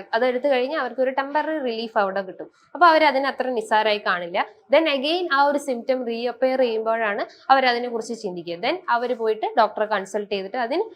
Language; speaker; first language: Malayalam; native; Malayalam